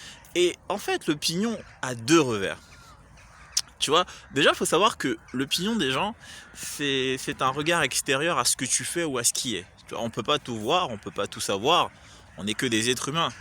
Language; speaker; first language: French; native; French